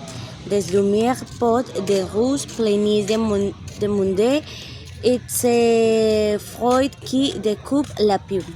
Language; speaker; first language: French; non-native, learner; Spanish